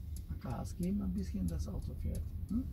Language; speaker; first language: German; non-native, fluent; Turkish